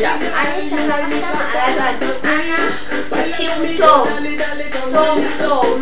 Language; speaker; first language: Hebrew; native; Hebrew